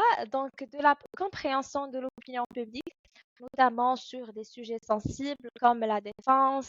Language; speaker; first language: French; non-native, fluent; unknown